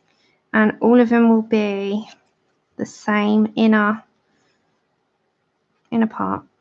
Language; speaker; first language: English; native; English